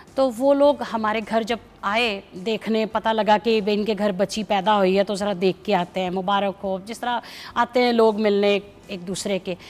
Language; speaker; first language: Urdu; native; Urdu